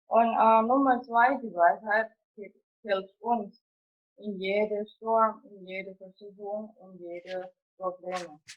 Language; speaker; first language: German; non-native, fluent; Indonesian